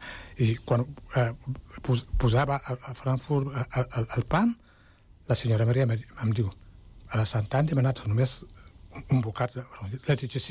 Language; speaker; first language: Catalan; non-native, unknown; Wolof